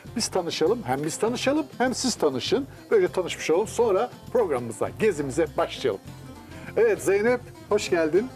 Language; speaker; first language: Turkish; native; Turkish